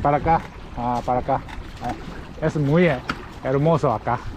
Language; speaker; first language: Spanish; non-native, learner; Korean